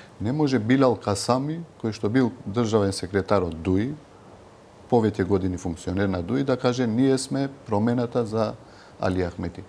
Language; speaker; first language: Macedonian; non-native, local second language; Albanian